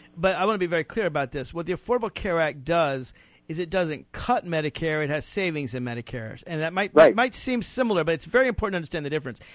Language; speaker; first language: English; native; English